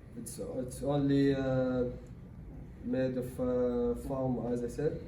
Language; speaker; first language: English; non-native, learner; Arabic